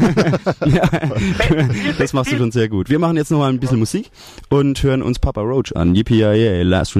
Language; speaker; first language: German; native; German